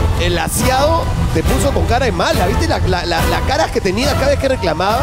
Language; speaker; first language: Spanish; native; Spanish